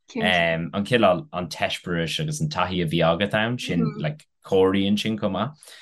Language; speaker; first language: Irish; non-native, local second language; English